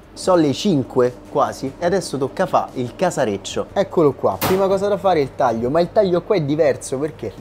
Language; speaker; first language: Italian; non-native, fluent; Arabic